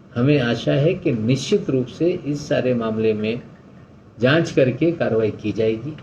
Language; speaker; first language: Hindi; non-native, local second language; Marathi